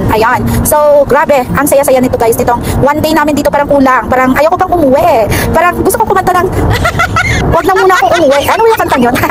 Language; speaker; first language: Filipino; non-native, local second language; Cebuano